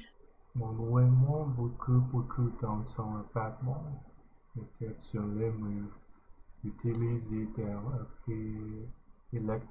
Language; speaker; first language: French; non-native, learner; English